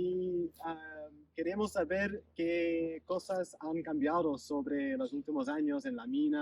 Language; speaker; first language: Spanish; non-native, fluent; English